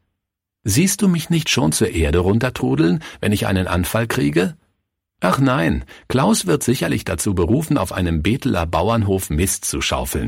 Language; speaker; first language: German; native; German